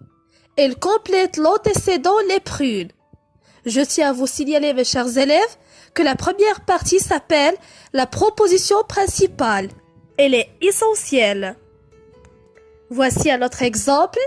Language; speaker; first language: French; non-native, local second language; Arabic